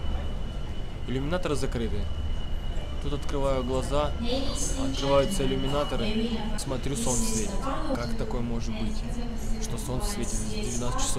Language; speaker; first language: Russian; native; Russian